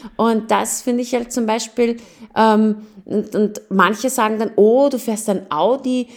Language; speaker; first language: German; early bilingual, other home language; Persian